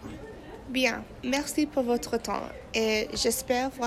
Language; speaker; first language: French; non-native, learner; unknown